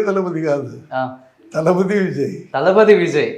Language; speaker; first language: Telugu; non-native, learner; Tamil